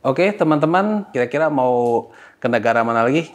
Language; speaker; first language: Indonesian; native; Indonesian